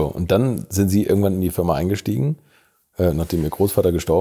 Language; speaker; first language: German; native; German